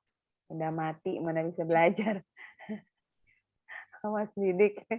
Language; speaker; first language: Indonesian; native; Indonesian